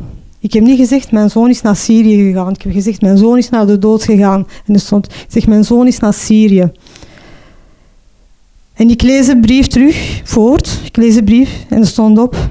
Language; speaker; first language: Dutch; non-native, local second language; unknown